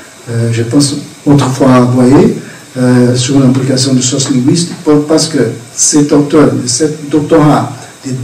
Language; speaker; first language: French; non-native, fluent; Portuguese